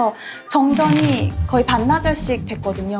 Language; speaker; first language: Korean; native; Korean